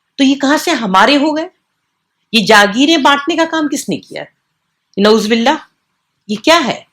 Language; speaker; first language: Urdu; native; Urdu